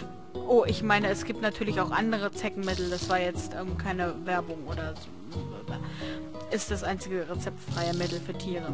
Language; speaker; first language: German; native; German